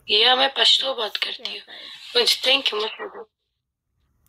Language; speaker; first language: Hindi; non-native, fluent; Pashto